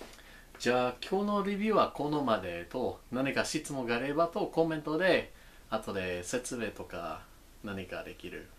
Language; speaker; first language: Japanese; non-native, learner; English